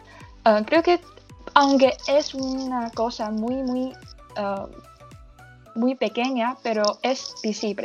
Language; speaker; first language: Spanish; non-native, learner; Chinese